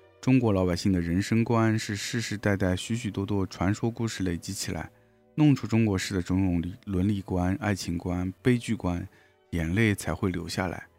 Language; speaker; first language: Chinese; native; Chinese